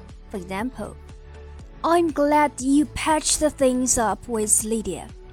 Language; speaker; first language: English; non-native, fluent; Chinese